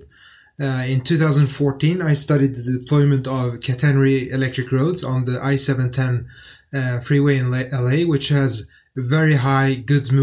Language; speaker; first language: English; non-native, fluent; Swedish